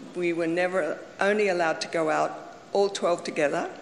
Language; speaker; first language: English; native; English